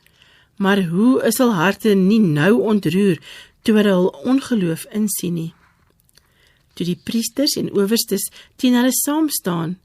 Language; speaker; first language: Afrikaans; native; Afrikaans